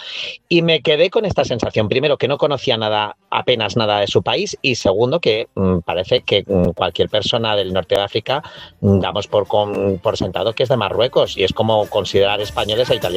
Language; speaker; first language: Spanish; native; Spanish